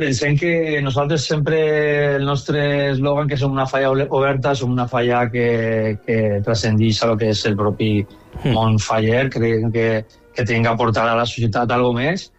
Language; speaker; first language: Catalan; native; Catalan